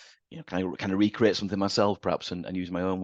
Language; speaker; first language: English; native; English